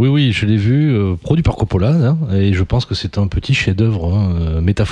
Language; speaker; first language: French; native; French